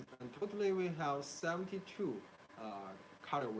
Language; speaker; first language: English; non-native, learner; Chinese